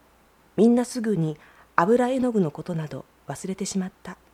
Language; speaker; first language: Japanese; native; Japanese